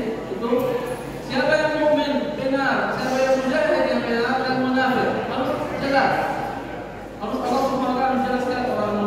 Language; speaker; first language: Indonesian; non-native, learner; Arabic